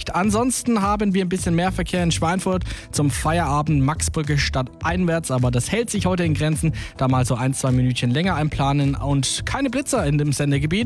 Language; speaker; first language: German; native; German